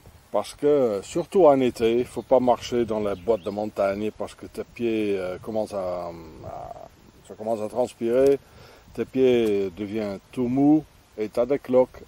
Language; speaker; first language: French; non-native, fluent; Dutch